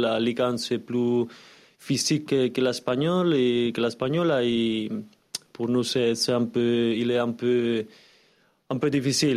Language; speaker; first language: French; non-native, learner; Spanish